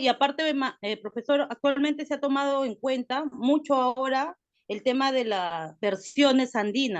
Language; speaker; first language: Spanish; native; Spanish